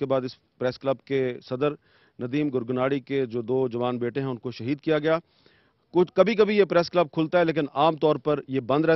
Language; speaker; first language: Urdu; native; Urdu